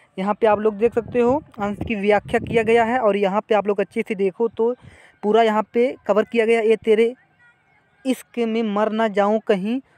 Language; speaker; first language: Hindi; native; Hindi